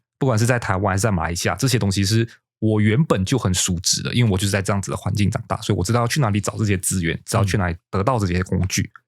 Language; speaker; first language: Chinese; native; Chinese